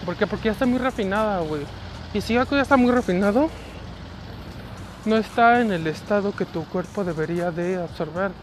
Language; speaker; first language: Spanish; native; Spanish